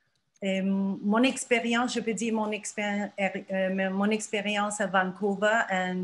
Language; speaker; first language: French; non-native, fluent; Turkish